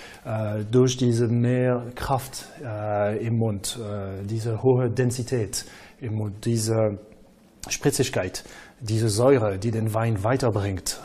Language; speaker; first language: German; non-native, fluent; French